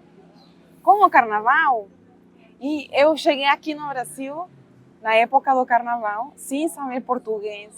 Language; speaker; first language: Portuguese; non-native, fluent; Spanish